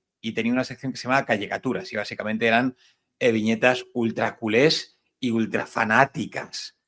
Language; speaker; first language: Spanish; native; Spanish